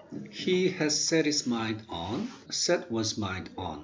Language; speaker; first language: English; non-native, fluent; Korean